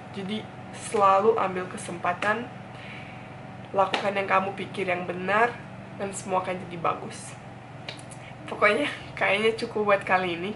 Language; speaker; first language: Indonesian; non-native, fluent; Bosnian